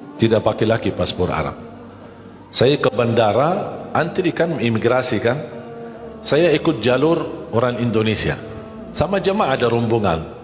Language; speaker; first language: Malay; non-native, fluent; Arabic